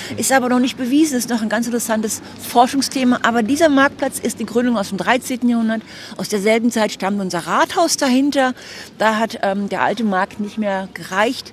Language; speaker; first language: German; native; German